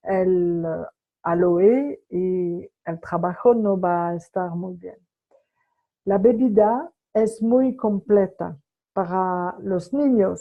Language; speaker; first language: Spanish; non-native, fluent; French